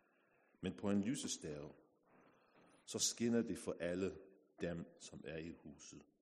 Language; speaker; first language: Danish; non-native, fluent; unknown